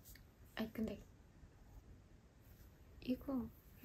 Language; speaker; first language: Korean; non-native, learner; Spanish